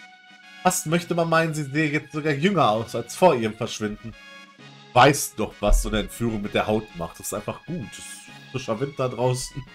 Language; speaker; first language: German; native; German